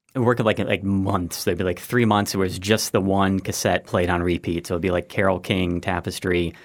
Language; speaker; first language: English; native; English